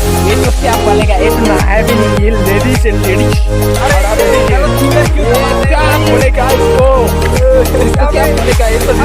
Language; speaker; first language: Hindi; non-native, local second language; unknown